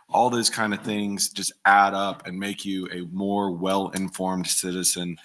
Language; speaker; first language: English; native; English